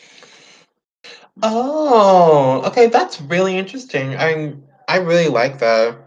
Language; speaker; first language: English; native; English